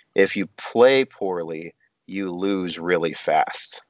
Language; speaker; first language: English; native; English